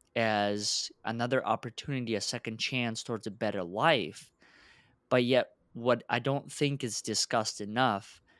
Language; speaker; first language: English; early bilingual, other home language; Russian